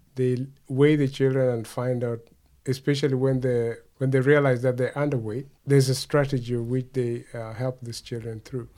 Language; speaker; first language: English; non-native, local second language; Luo (Kenya and Tanzania)